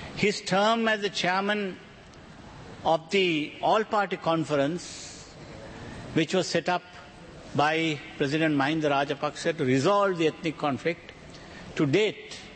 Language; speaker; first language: English; non-native, local second language; Tamil